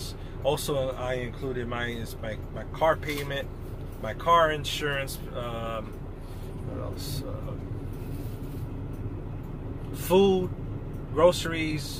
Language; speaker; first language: English; native; English